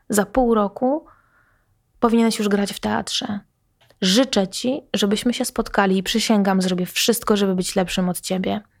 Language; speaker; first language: Polish; native; Polish